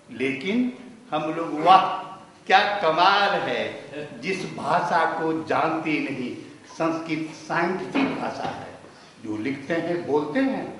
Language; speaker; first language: Hindi; native; Hindi